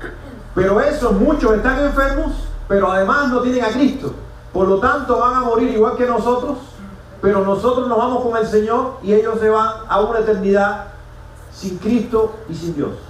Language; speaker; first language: Spanish; native; Spanish